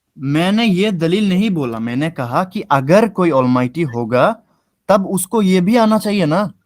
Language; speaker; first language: Hindi; non-native, fluent; Bangla